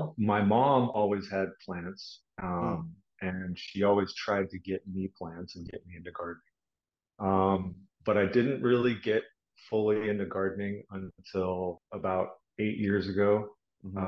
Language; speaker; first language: English; native; English